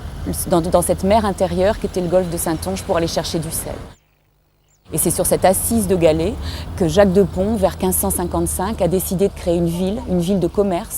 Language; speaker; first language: French; native; French